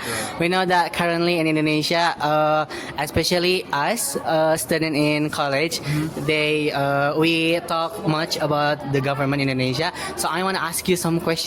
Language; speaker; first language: English; non-native, learner; Indonesian